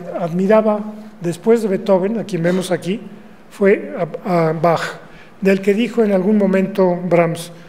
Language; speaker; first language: Spanish; native; Spanish